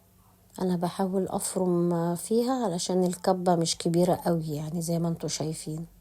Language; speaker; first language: Arabic; native; Arabic